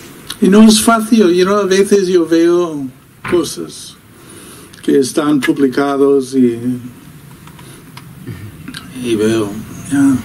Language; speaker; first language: Spanish; non-native, fluent; English